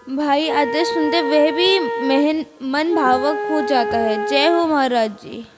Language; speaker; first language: Hindi; native; Hindi